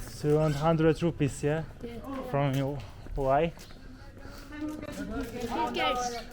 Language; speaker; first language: English; non-native, learner; Polish